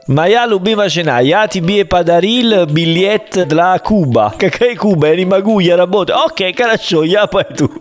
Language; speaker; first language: Russian; non-native, learner; Italian